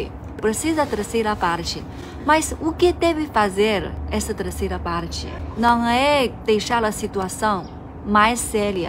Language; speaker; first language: Portuguese; non-native, fluent; Chinese